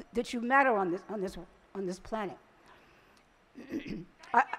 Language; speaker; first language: English; native; English